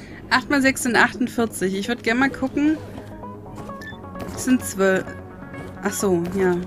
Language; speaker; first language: German; native; German